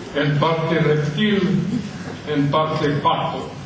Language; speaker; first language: Spanish; non-native, learner; English